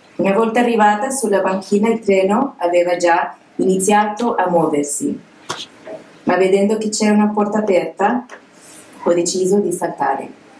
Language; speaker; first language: Italian; non-native, fluent; English